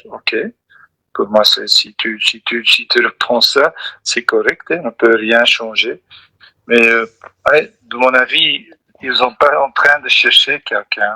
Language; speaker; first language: French; non-native, local second language; Dutch